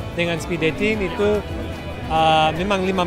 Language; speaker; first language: Indonesian; non-native, fluent; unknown